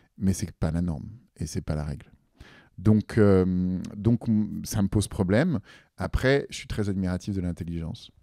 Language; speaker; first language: French; native; French